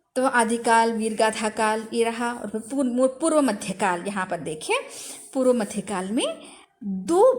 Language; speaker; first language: Hindi; non-native, local second language; Telugu